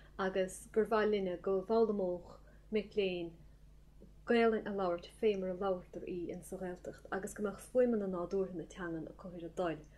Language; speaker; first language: Irish; native; Irish